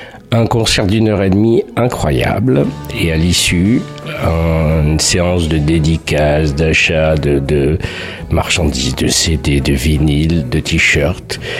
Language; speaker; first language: French; native; French